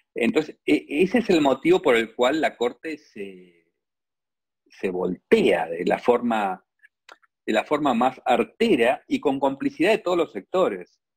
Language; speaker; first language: Spanish; native; Spanish